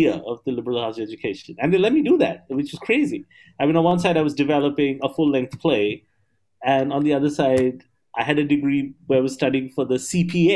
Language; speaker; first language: English; non-native, local second language; Bangla